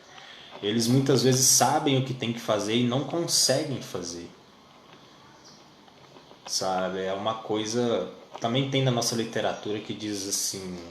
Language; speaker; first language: Portuguese; native; Portuguese